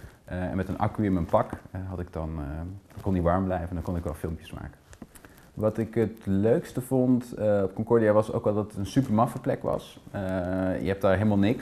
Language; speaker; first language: Dutch; native; Dutch